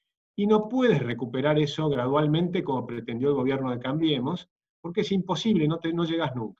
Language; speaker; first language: Spanish; native; Spanish